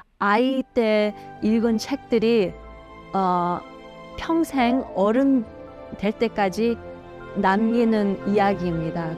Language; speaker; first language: Korean; early bilingual, heritage; Korean